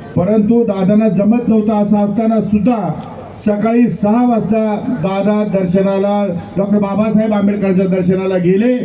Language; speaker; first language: Marathi; native; Marathi